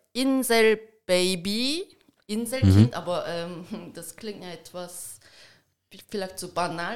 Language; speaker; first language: German; early bilingual, heritage; Korean